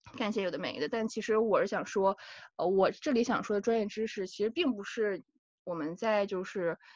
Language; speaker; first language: Chinese; native; Chinese